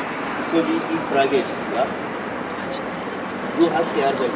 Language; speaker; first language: German; non-native, learner; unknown